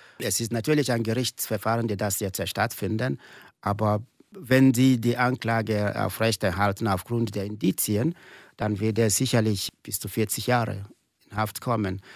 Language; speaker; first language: German; non-native, fluent; Igbo